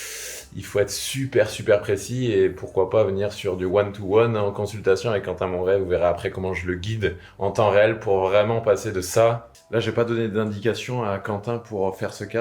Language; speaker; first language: French; native; French